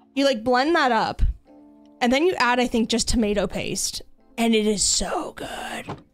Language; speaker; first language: English; native; English